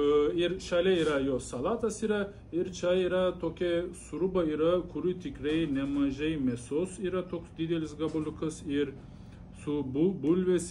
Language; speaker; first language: Lithuanian; non-native, learner; Turkish